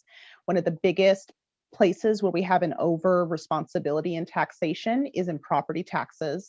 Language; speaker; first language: English; native; English